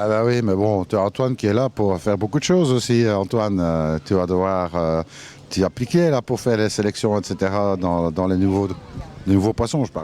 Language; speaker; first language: French; native; French